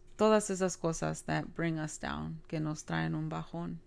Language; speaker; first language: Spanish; early bilingual, heritage; Spanish